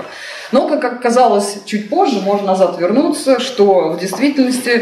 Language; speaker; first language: Russian; native; Russian